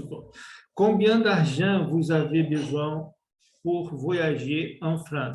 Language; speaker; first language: French; non-native, learner; Portuguese